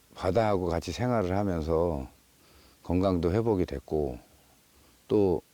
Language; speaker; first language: Korean; native; Korean